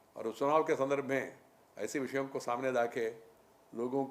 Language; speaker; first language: Hindi; non-native, local second language; Telugu